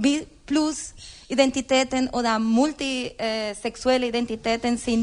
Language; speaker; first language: German; non-native, learner; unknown